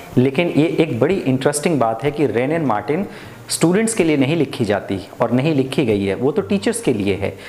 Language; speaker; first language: Hindi; native; Hindi